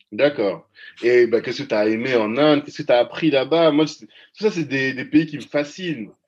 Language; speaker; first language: French; early bilingual, other home language; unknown